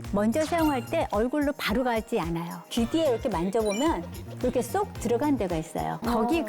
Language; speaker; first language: Korean; native; Korean